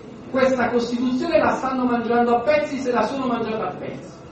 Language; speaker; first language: Italian; native; Italian